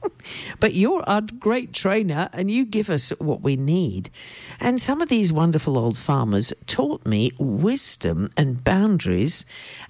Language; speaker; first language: English; native; English